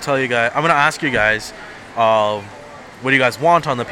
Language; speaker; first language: English; non-native, fluent; Punjabi